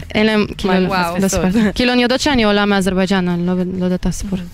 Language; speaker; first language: Hebrew; non-native, fluent; Azerbaijani